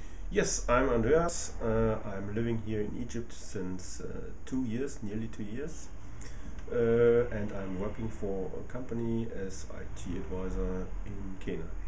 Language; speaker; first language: English; non-native, fluent; German